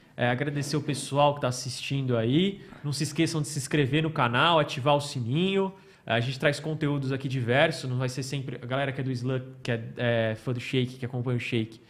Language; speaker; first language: Portuguese; native; Portuguese